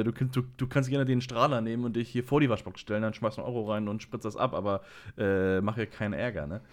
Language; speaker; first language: German; native; German